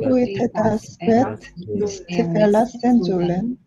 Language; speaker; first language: German; non-native, learner; Korean